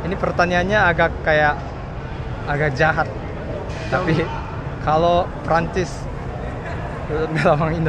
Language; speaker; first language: Indonesian; non-native, fluent; Japanese